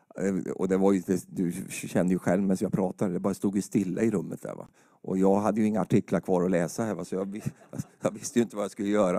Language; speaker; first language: Swedish; native; Swedish